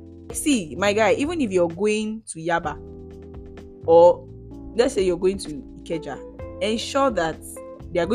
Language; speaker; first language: English; non-native, local second language; Yoruba